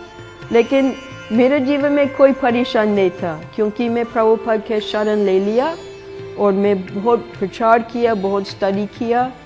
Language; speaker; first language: Hindi; non-native, fluent; English